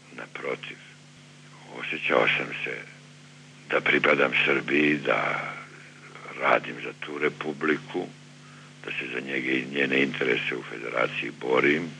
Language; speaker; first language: Serbian; native; Serbian